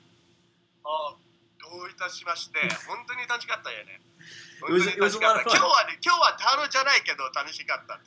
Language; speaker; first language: Japanese; non-native, fluent; English